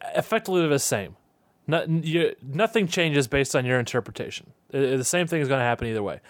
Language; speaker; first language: English; native; English